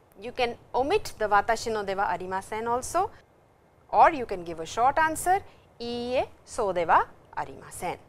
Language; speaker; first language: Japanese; non-native, fluent; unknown